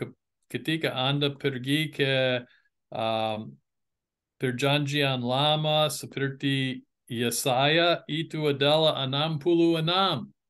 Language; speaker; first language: Indonesian; non-native, fluent; English